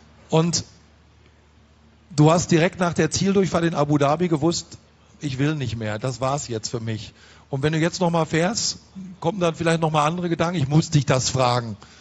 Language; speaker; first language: German; native; German